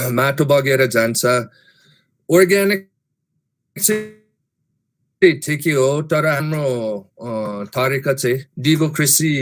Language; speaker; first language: Nepali; non-native, fluent; English